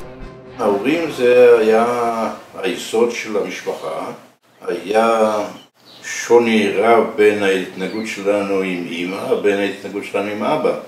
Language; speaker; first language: Hebrew; early bilingual, other home language; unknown